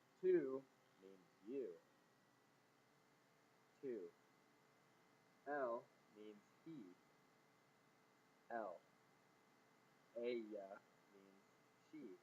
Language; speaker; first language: Spanish; non-native, learner; English